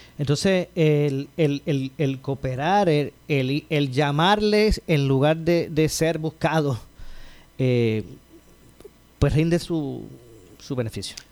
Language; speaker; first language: Spanish; native; Spanish